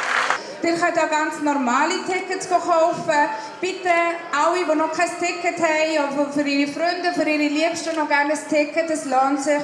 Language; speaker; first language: German; native; German